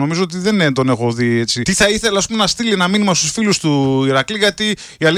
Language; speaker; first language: Greek; native; Greek